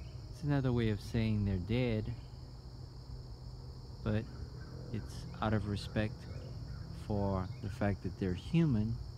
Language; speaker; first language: English; early bilingual, other home language; French